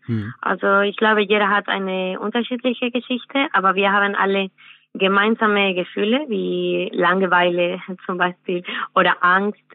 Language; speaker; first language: German; non-native, fluent; Spanish